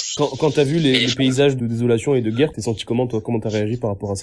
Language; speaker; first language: French; native; French